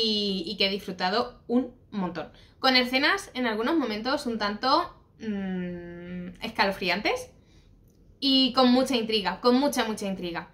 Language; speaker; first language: Spanish; native; Spanish